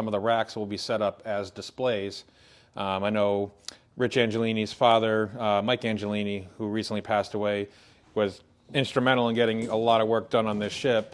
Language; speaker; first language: English; native; English